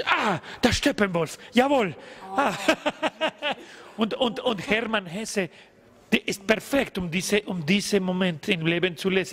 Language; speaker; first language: German; non-native, learner; Spanish